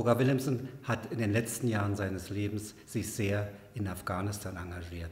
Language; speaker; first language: German; native; German